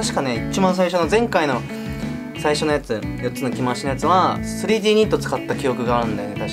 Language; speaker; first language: Japanese; native; Japanese